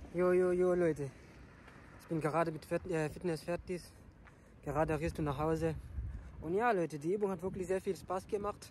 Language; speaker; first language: German; non-native, learner; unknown